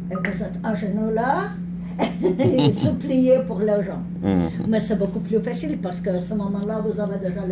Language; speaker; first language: French; non-native, learner; English